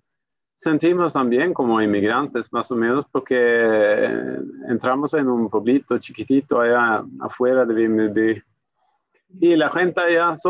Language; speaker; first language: Spanish; non-native, fluent; Swedish